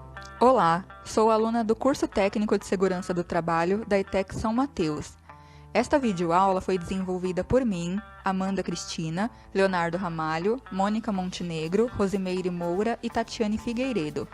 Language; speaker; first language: Portuguese; native; Portuguese